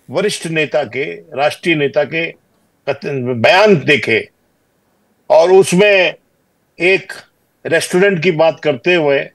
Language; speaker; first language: Hindi; native; Hindi